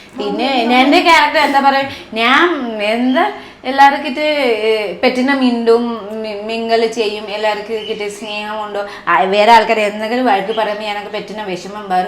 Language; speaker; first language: Malayalam; non-native, fluent; Nepali